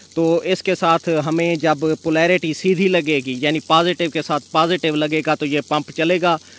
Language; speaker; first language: Urdu; non-native, local second language; Sindhi